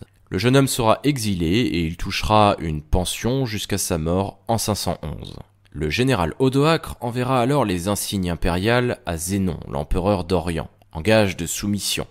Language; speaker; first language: French; native; French